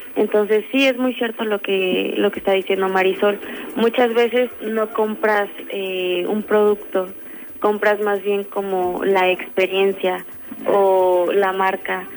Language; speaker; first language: Spanish; native; Spanish